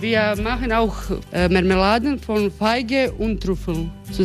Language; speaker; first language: German; non-native, fluent; Croatian